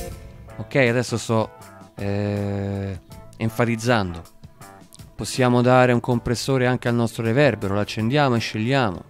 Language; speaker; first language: Italian; native; Italian